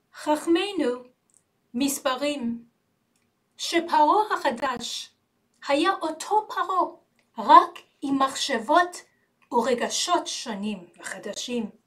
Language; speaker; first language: Hebrew; non-native, learner; English